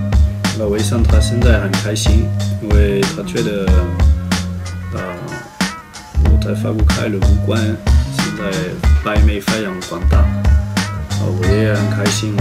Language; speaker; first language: Chinese; non-native, fluent; French